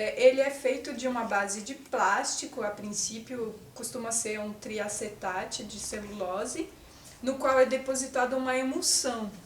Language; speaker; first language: Portuguese; non-native, fluent; French